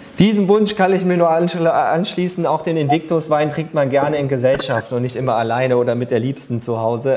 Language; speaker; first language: German; native; German